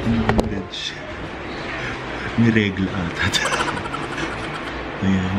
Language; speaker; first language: Filipino; native; Filipino